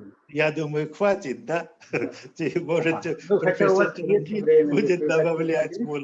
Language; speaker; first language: Russian; non-native, fluent; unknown